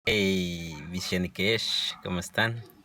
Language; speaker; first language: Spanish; non-native, local second language; Yucateco